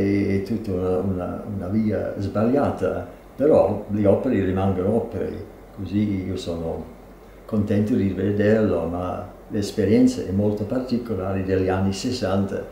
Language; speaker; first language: Italian; non-native, fluent; English